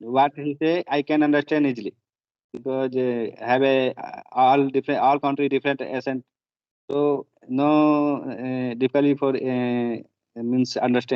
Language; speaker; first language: English; non-native, learner; Hindi